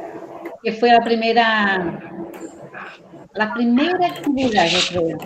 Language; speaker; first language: Spanish; non-native, fluent; Portuguese